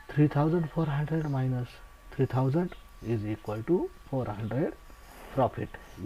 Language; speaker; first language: English; non-native, local second language; Marathi